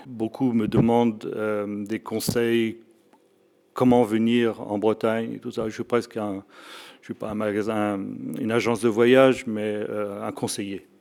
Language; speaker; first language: French; native; French